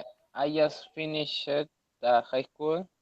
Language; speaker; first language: English; non-native, learner; Spanish